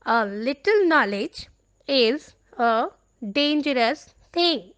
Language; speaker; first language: English; non-native, local second language; Punjabi